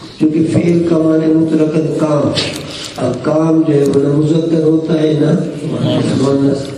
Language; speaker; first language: Urdu; non-native, local second language; Brahui